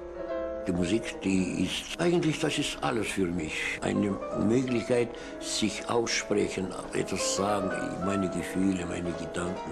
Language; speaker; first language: German; early bilingual, heritage; German